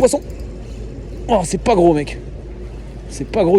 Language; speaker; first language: French; native; French